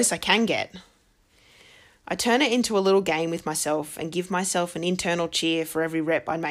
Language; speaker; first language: English; native; English